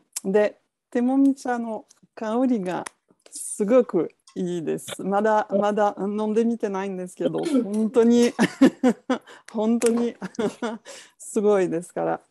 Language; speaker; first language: Japanese; non-native, fluent; French